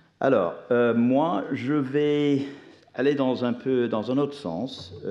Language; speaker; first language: French; non-native, fluent; English